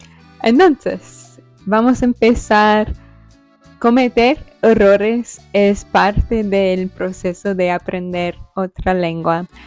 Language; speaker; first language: Spanish; non-native, fluent; English